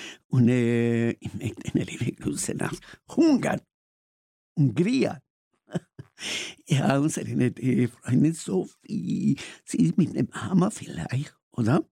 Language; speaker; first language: German; non-native, learner; Spanish